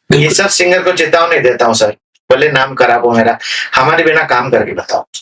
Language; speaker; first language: Hindi; non-native, local second language; Gujarati